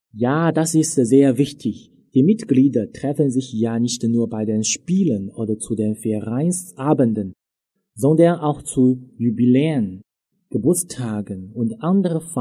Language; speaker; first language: German; non-native, fluent; Chinese